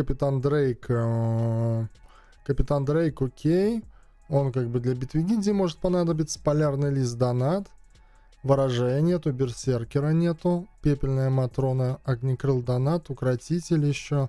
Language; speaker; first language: Russian; native; Russian